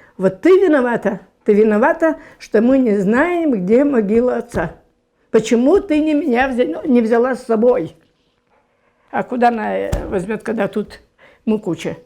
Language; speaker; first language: Russian; non-native, local second language; German